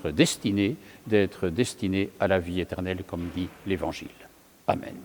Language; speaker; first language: French; native; French